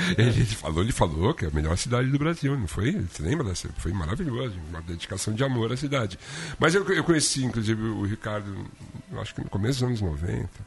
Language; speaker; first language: Portuguese; native; Portuguese